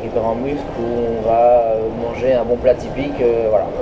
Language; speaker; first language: French; native; French